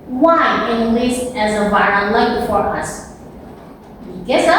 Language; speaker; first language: English; non-native, learner; Indonesian